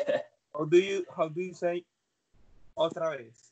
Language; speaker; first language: English; non-native, learner; Spanish